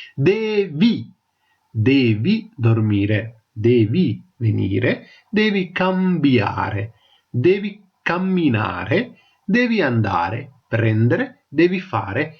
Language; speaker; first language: Italian; non-native, fluent; Tamil